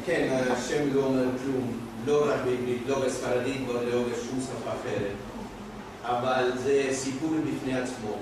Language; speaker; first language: Hebrew; non-native, fluent; Spanish